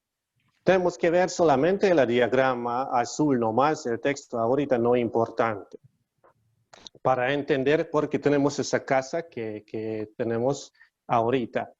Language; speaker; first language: Spanish; non-native, learner; Hungarian